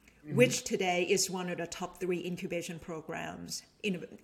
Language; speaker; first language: English; non-native, fluent; Thai